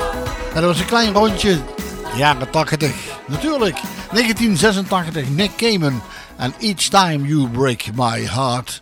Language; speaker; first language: Dutch; native; Dutch